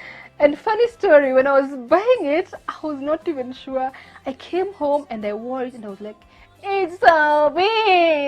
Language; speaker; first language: English; non-native, local second language; Swahili